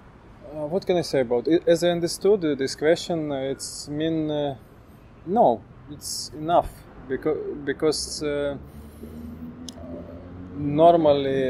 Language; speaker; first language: English; non-native, learner; Ukrainian